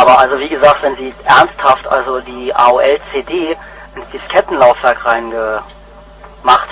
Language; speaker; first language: German; native; German